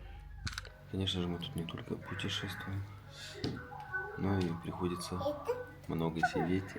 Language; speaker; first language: Russian; native; Russian